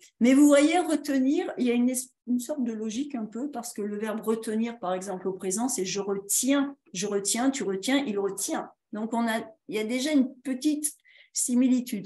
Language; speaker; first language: French; native; French